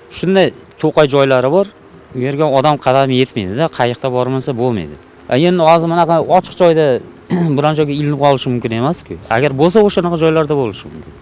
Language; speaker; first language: Uzbek; native; Uzbek